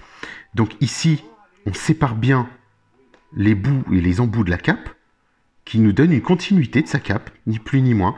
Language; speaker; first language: French; native; French